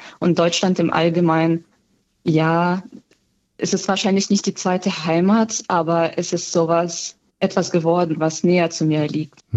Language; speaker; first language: German; non-native, fluent; Ukrainian